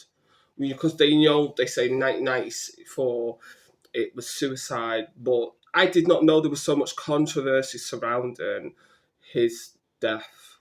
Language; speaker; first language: English; native; English